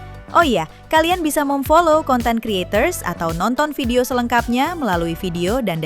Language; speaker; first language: Indonesian; native; Indonesian